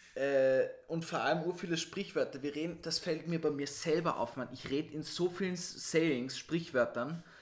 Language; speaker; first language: German; native; German